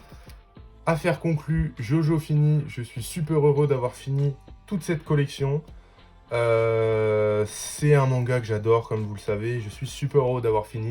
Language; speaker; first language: French; native; French